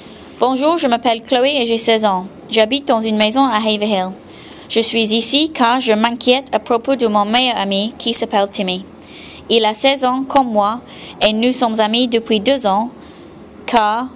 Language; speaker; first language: French; non-native, fluent; English